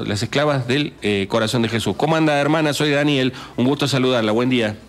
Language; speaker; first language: Spanish; native; Spanish